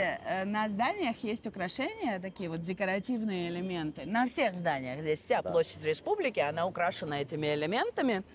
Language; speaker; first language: Russian; non-native, fluent; Armenian